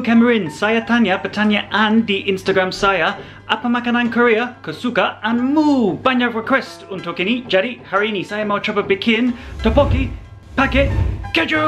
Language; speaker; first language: Indonesian; non-native, learner; English